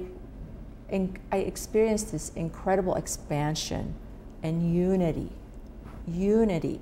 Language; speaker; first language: English; non-native, fluent; Persian